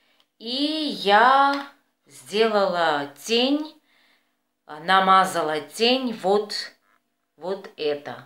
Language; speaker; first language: Russian; non-native, fluent; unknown